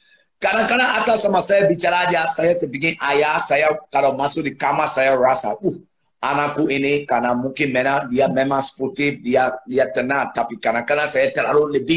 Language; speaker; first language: Indonesian; non-native, fluent; English